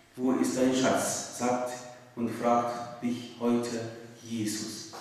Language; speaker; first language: German; non-native, fluent; Arabic